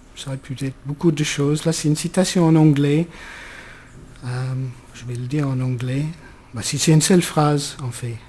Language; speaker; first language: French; non-native, fluent; English